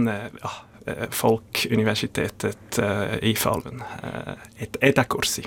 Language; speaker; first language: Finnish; non-native, fluent; German